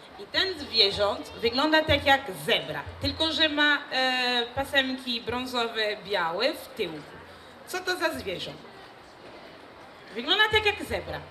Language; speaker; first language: Polish; non-native, fluent; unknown